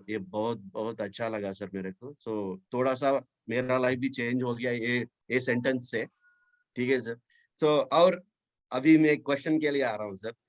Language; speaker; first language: Hindi; non-native, local second language; Telugu